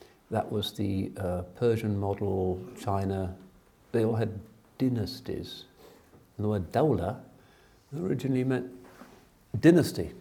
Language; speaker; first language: English; native; English